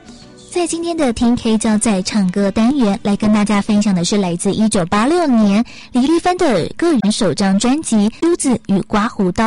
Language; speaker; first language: Chinese; native; Chinese